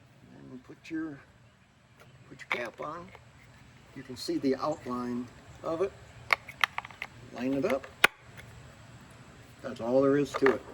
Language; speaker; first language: English; native; English